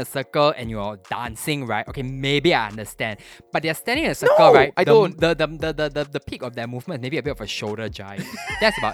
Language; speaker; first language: English; native; English